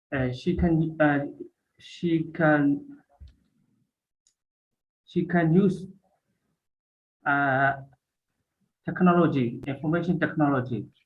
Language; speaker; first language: English; non-native, learner; Burmese